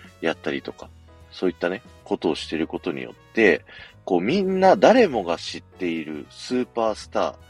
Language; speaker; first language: Japanese; native; Japanese